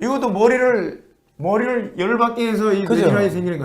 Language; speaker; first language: Korean; native; Korean